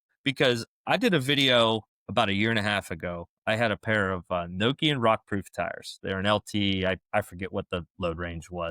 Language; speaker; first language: English; native; English